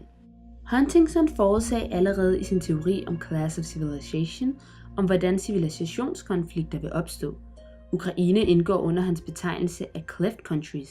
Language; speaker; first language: Danish; native; Danish